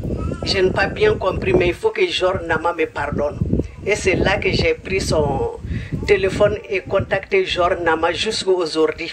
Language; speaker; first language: French; non-native, local second language; Bambara